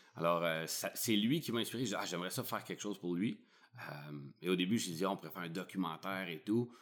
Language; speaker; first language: French; native; French